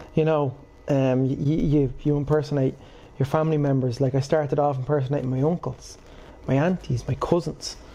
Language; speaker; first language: English; native; English